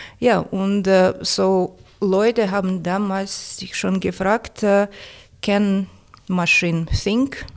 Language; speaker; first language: German; non-native, fluent; Russian